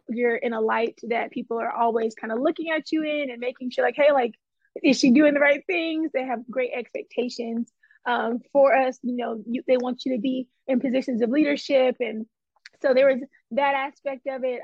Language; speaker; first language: English; native; English